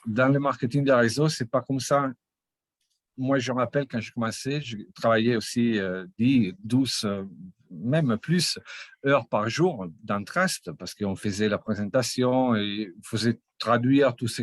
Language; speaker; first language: French; non-native, fluent; Portuguese